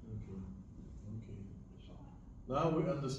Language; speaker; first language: English; non-native, learner; Russian